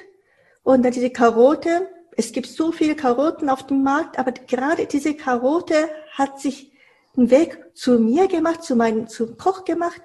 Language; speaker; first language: German; non-native, fluent; Japanese